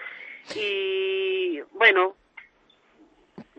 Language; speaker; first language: Catalan; non-native, fluent; Arabic